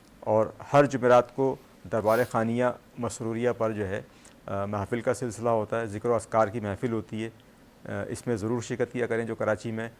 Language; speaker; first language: Urdu; native; Urdu